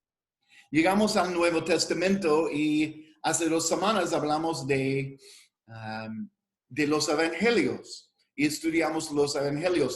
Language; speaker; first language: Spanish; non-native, fluent; English